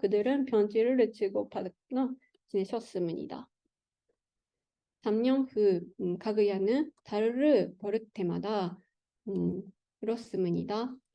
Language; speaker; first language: Korean; non-native, learner; Japanese